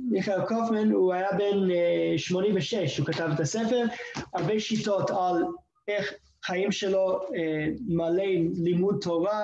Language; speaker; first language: Hebrew; non-native, fluent; English